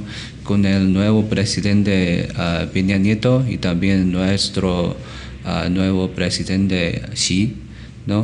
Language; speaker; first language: Spanish; non-native, learner; Chinese